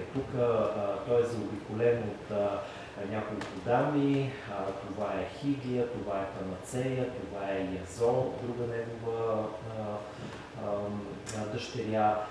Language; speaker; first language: Bulgarian; native; Bulgarian